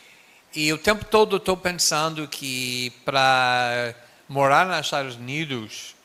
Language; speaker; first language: Portuguese; non-native, fluent; English